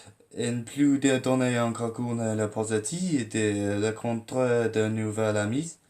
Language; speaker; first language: French; non-native, learner; English